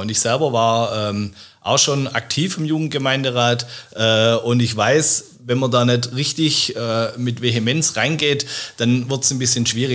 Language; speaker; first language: German; native; German